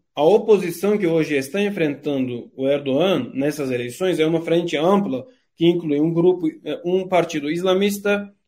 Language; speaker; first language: Portuguese; non-native, fluent; Turkish